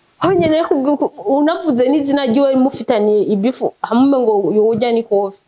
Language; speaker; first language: Rundi; non-native, local second language; Swahili